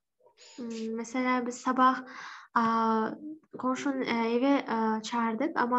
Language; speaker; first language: Turkish; non-native, learner; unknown